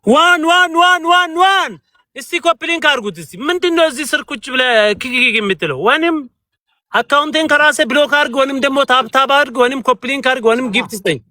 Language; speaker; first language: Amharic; non-native, local second language; Oromo